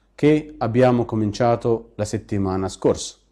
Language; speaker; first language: Italian; non-native, fluent; Arabic